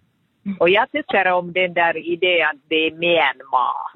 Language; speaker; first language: Swedish; non-native, fluent; Finnish